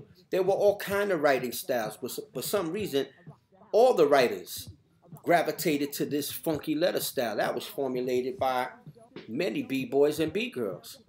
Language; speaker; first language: English; native; English